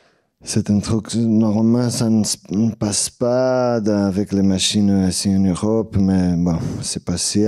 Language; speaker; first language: French; non-native, fluent; Portuguese